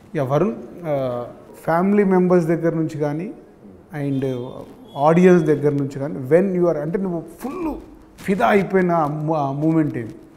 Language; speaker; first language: Telugu; native; Telugu